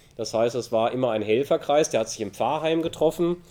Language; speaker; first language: German; native; German